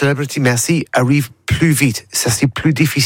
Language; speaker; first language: French; non-native, learner; English